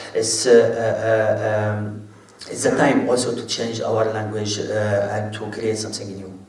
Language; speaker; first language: English; non-native, fluent; Arabic